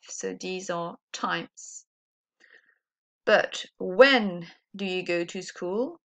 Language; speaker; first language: English; non-native, fluent; Dutch